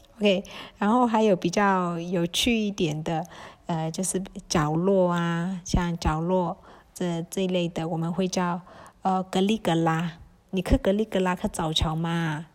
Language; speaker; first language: Chinese; early bilingual, heritage; Chinese